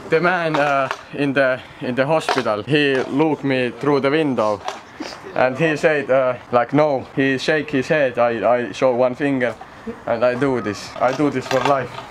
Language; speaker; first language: English; non-native, learner; Finnish